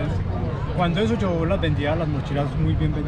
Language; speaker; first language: Spanish; native; Spanish